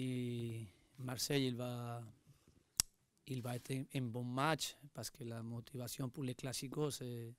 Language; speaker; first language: French; non-native, learner; Spanish